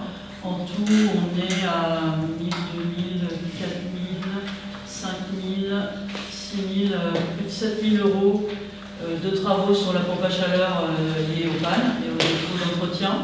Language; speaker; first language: French; native; French